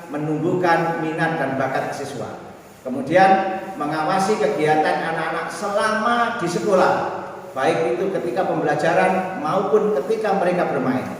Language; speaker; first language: Indonesian; native; Indonesian